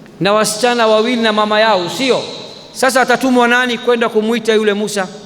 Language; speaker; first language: Swahili; native; Swahili